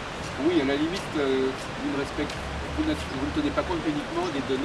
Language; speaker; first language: French; native; French